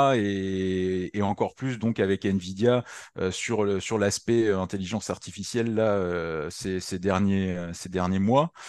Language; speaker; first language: French; native; French